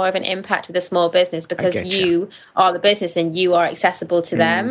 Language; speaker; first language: English; native; English